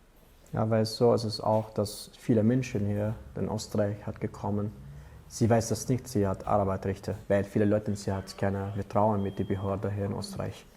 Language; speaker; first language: German; non-native, learner; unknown